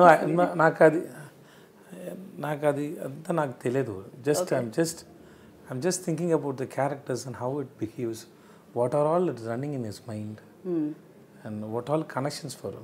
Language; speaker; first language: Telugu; non-native, learner; Tamil